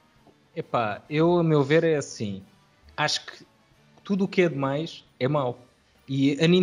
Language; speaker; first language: Portuguese; native; Portuguese